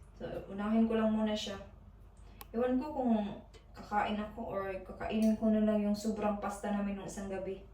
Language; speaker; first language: Filipino; non-native, local second language; Cebuano